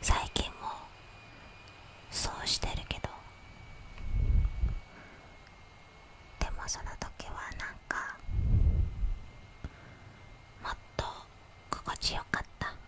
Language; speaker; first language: Japanese; non-native, fluent; Indonesian